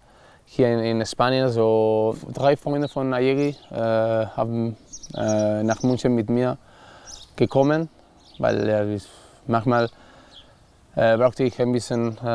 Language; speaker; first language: German; non-native, learner; Spanish